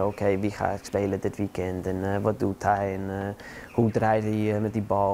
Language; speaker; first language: Dutch; non-native, fluent; English